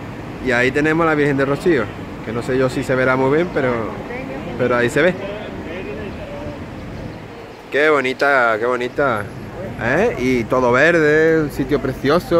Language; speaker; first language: Spanish; native; Spanish